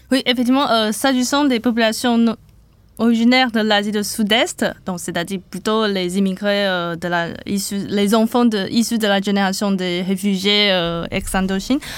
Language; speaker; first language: French; non-native, fluent; Chinese